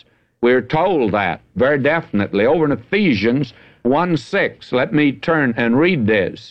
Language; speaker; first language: English; native; English